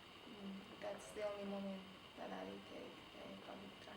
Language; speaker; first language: English; non-native, fluent; Spanish